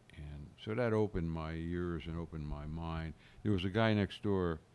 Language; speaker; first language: English; native; English